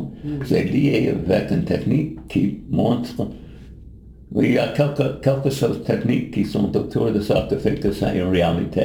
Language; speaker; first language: French; non-native, learner; English